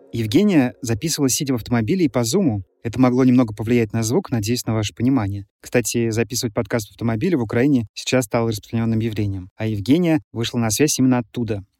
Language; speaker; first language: Russian; native; Russian